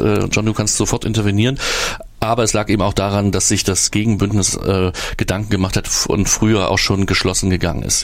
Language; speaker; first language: German; native; German